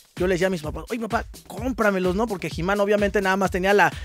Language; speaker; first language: Spanish; native; Spanish